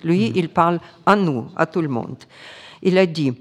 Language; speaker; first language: French; non-native, fluent; Ukrainian